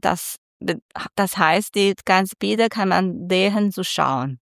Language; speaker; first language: German; non-native, learner; Chinese